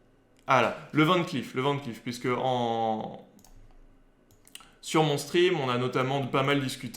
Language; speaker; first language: French; native; French